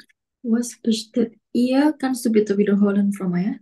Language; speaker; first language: German; non-native, learner; Indonesian